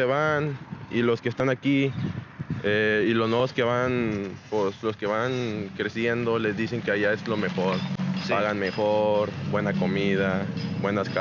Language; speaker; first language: Spanish; native; Spanish